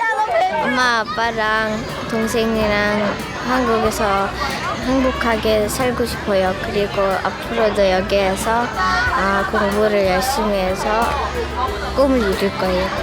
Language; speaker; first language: Korean; early bilingual, other home language; Russian